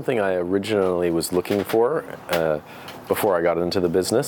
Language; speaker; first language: English; native; English